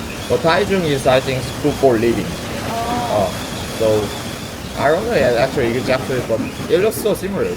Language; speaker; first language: English; non-native, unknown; Korean